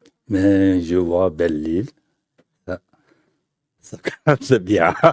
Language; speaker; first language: French; non-native, fluent; Tibetan